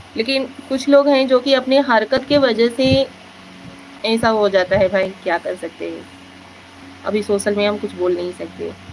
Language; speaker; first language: Hindi; native; Hindi